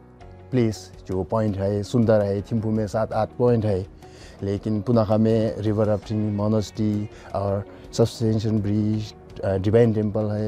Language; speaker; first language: Hindi; non-native, learner; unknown